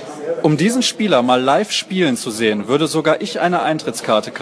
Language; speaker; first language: German; native; German